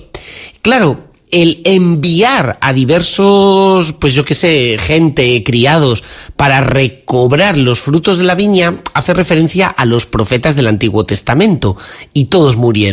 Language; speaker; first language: Spanish; native; Spanish